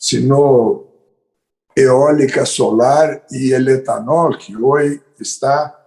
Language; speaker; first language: Spanish; non-native, fluent; Portuguese